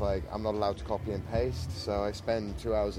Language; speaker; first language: English; native; English